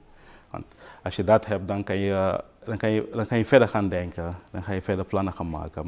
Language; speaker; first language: Dutch; non-native, fluent; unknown